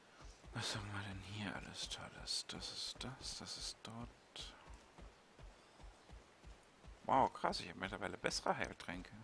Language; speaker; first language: German; native; German